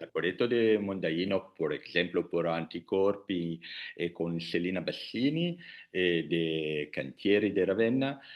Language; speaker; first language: Spanish; non-native, learner; Italian